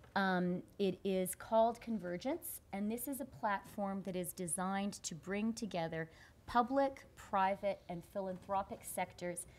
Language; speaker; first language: English; native; English